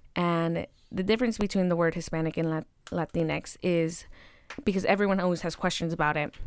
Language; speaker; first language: English; native; English